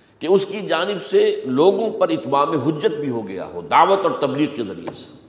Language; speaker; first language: Urdu; native; Urdu